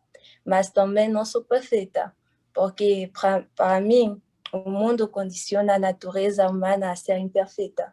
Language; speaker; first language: Portuguese; non-native, fluent; French